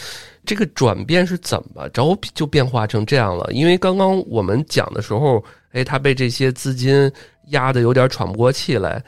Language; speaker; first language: Chinese; native; Chinese